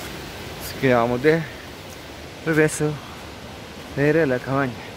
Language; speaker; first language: Spanish; native; Spanish